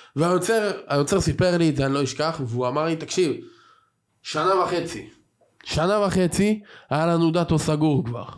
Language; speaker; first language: Hebrew; native; Hebrew